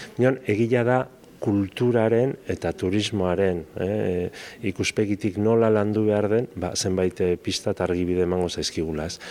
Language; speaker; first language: Basque; native; Basque